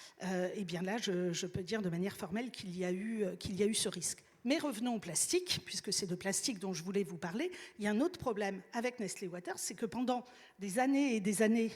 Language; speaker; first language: French; native; French